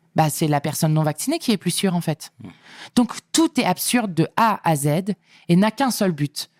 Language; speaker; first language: French; native; French